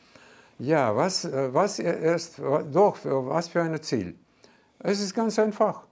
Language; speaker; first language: German; non-native, fluent; Russian